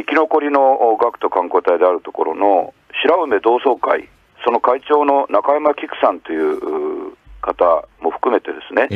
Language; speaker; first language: Japanese; native; Japanese